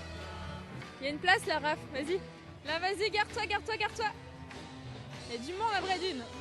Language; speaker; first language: French; native; French